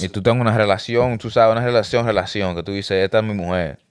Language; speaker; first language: Spanish; early bilingual, heritage; Spanish